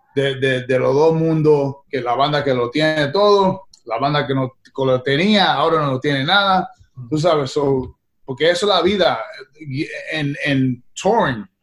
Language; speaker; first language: Spanish; early bilingual, heritage; Spanish